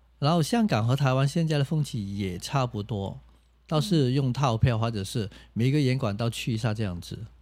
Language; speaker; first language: Chinese; non-native, local second language; Cantonese